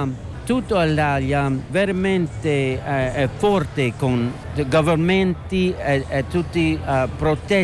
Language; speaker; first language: Italian; non-native, learner; English